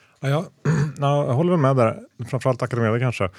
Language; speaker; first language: Swedish; native; Swedish